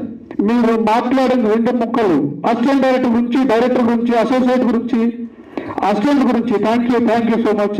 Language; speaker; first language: Telugu; native; Telugu